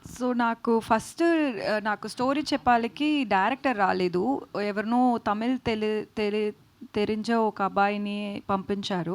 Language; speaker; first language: Telugu; non-native, learner; Tamil